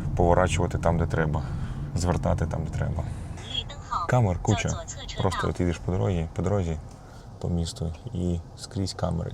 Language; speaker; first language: Ukrainian; native; Ukrainian